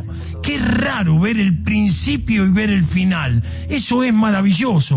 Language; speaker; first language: Spanish; native; Spanish